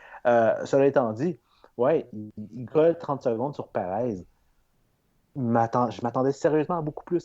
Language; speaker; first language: French; native; French